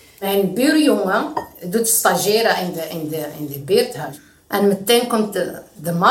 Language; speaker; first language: Dutch; non-native, learner; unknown